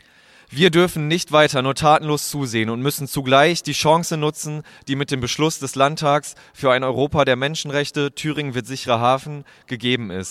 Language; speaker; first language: German; native; German